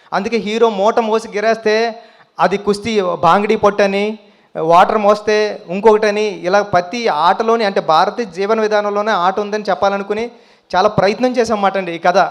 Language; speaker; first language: Telugu; native; Telugu